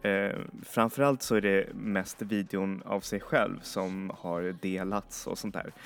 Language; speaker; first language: Swedish; native; Swedish